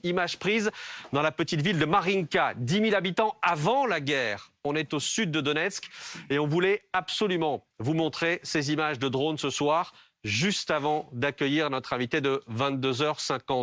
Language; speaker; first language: French; native; French